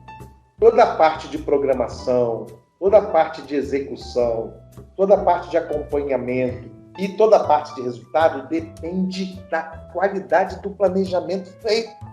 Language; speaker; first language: Portuguese; native; Portuguese